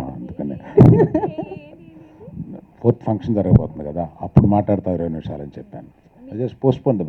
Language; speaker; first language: Telugu; native; Telugu